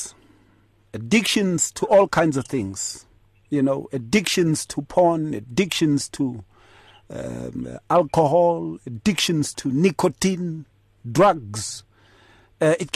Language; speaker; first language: English; non-native, local second language; Northern Sotho